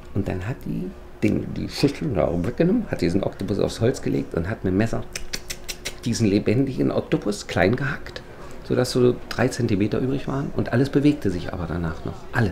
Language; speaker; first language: German; native; German